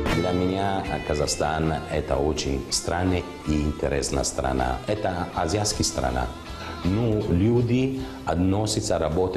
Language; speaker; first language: Russian; non-native, learner; Italian